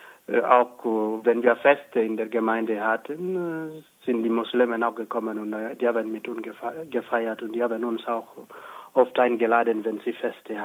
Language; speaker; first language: German; non-native, fluent; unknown